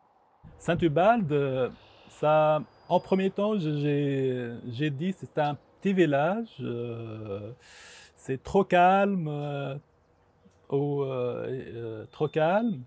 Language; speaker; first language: French; non-native, local second language; Arabic